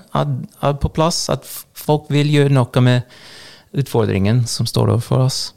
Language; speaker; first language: Norwegian; non-native, fluent; English